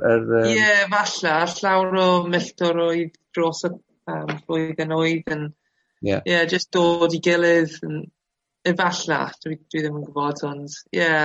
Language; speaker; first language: Welsh; non-native, local second language; English